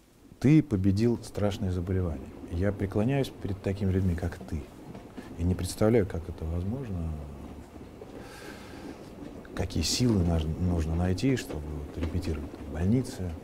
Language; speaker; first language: Russian; native; Russian